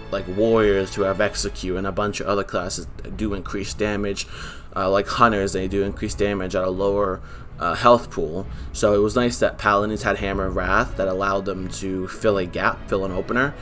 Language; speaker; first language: English; native; English